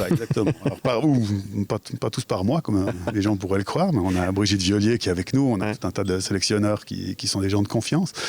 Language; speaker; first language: French; native; French